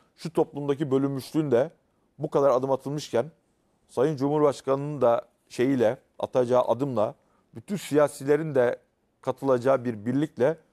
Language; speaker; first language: Turkish; native; Turkish